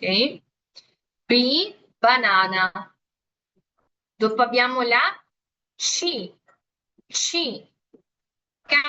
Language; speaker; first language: Italian; non-native, fluent; Spanish